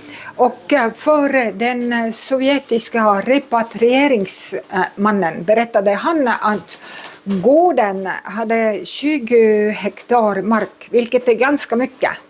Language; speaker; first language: Swedish; non-native, fluent; Estonian